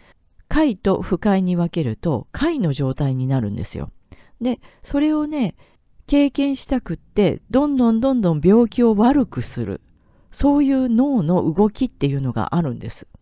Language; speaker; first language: Japanese; native; Japanese